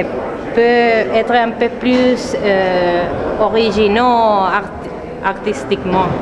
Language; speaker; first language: French; non-native, learner; Spanish